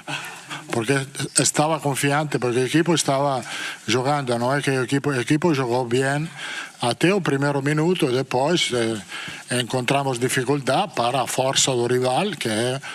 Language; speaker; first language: Portuguese; non-native, learner; Italian